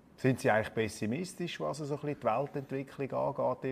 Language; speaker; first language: German; native; German